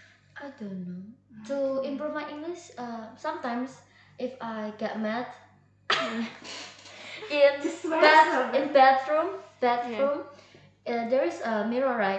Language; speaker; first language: English; non-native, learner; Indonesian